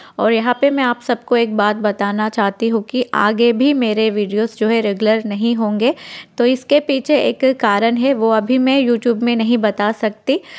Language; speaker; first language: Hindi; non-native, local second language; Telugu